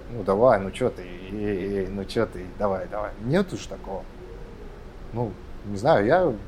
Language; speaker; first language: Russian; non-native, local second language; Kazakh